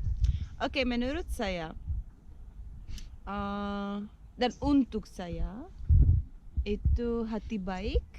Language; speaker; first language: Indonesian; non-native, learner; Czech